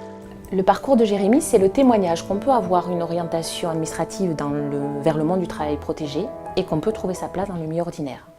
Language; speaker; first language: French; native; French